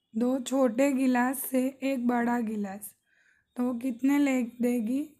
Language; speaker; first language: Urdu; native; Urdu